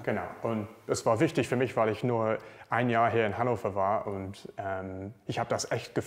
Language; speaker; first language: German; non-native, learner; English